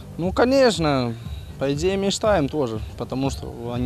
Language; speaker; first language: Russian; non-native, learner; Romanian